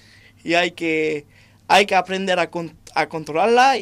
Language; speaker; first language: Spanish; non-native, fluent; French